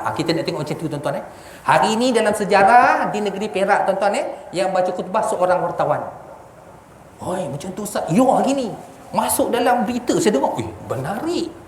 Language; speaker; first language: Malay; non-native, local second language; Javanese